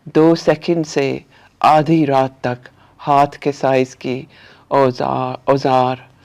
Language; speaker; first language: Urdu; early bilingual, heritage; Urdu